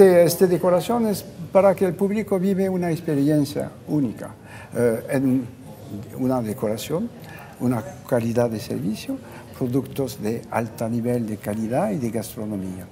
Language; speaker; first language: Spanish; non-native, fluent; French